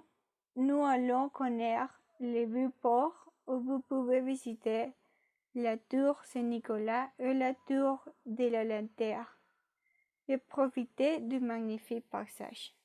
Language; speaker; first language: French; non-native, learner; Spanish